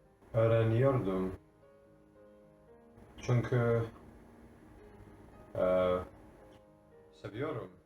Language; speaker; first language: Turkish; non-native, learner; English